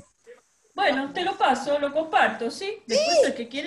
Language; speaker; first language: Spanish; native; Spanish